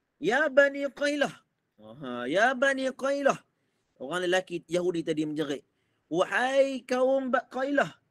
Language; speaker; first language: Malay; native; Malay